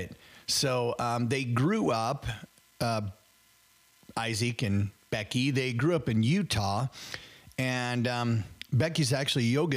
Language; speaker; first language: English; native; English